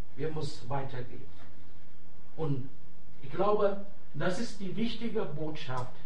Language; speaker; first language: German; non-native, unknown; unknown